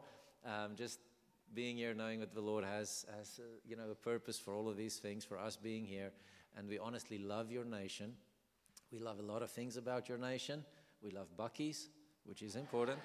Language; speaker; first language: English; non-native, local second language; Afrikaans